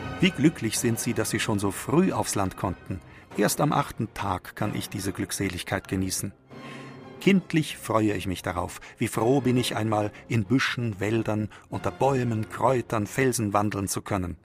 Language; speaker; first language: German; native; German